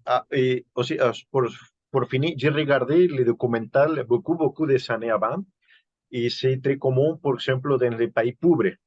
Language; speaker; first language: French; non-native, learner; Spanish